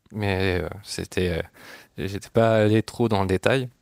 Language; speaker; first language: French; native; French